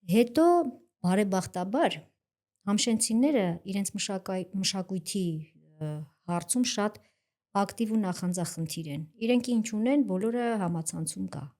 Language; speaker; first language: Armenian; native; Armenian